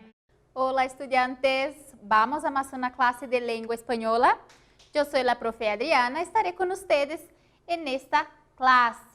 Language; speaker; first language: Spanish; non-native, fluent; Portuguese